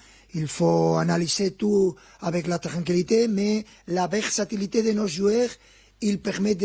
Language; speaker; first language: French; non-native, fluent; Spanish